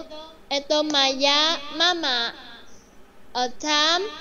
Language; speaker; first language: Russian; non-native, learner; Vietnamese